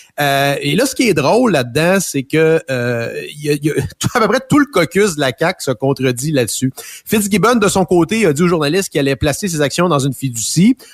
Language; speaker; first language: French; native; French